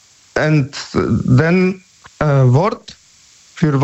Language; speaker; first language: German; non-native, learner; Polish